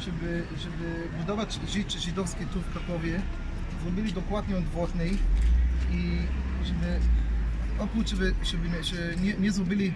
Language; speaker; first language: Polish; non-native, learner; Hebrew